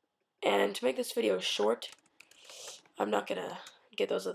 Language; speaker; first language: English; native; English